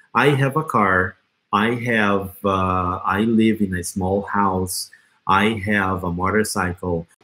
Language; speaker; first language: English; non-native, fluent; Portuguese